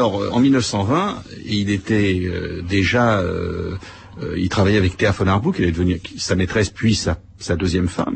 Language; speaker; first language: French; native; French